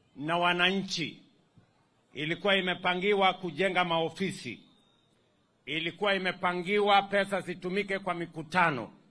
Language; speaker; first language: Swahili; non-native, local second language; Kalenjin